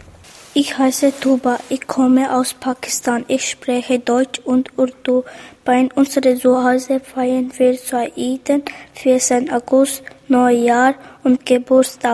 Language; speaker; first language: German; early bilingual, other home language; Urdu